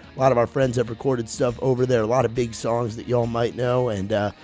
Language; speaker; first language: English; native; English